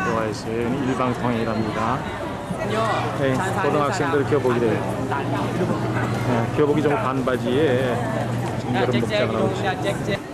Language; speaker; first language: Korean; native; Korean